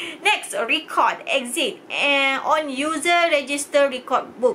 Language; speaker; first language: English; non-native, local second language; Malay